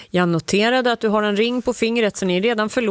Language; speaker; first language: Swedish; native; Swedish